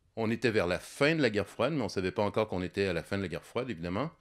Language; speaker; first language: French; native; French